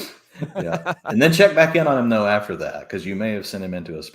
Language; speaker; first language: English; native; English